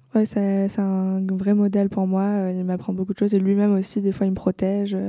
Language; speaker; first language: French; native; French